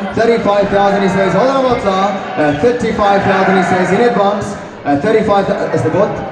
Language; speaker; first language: English; non-native, local second language; Afrikaans